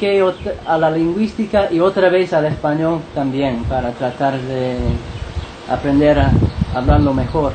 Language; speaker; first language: Spanish; non-native, fluent; English